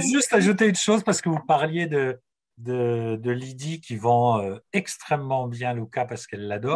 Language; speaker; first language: French; native; French